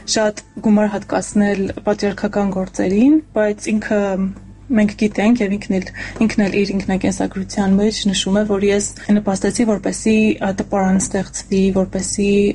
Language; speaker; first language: Armenian; native; Armenian